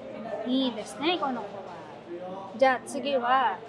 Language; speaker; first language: Japanese; non-native, fluent; Filipino